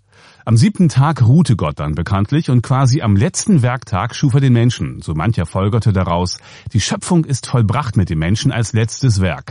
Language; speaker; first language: German; native; German